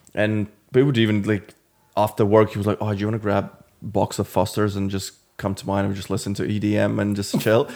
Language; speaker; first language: English; non-native, fluent; Latvian